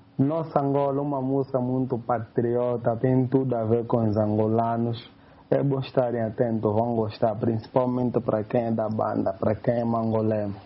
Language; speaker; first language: Portuguese; native; Portuguese